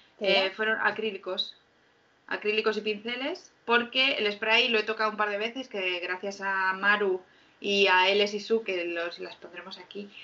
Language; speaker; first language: Spanish; native; Spanish